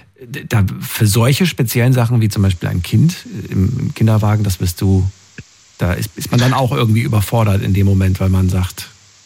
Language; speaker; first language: German; native; German